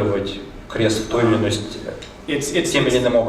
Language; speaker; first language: Russian; native; Russian